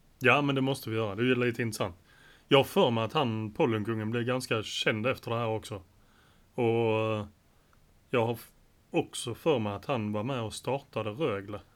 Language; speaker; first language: Swedish; native; Swedish